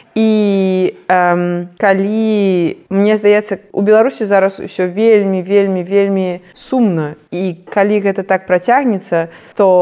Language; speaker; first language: Belarusian; non-native, local second language; Russian